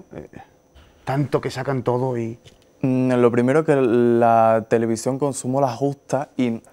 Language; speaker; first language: Spanish; native; Spanish